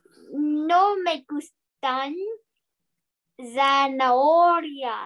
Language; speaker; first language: Spanish; non-native, learner; English